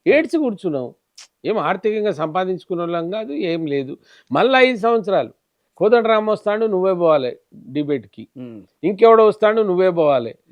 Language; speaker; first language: Telugu; non-native, local second language; Lambadi